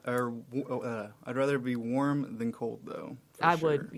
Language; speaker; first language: English; native; English